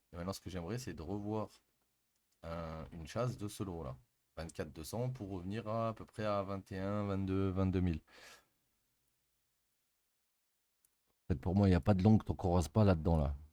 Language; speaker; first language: French; native; French